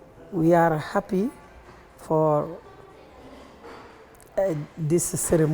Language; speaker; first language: English; non-native, learner; Bambara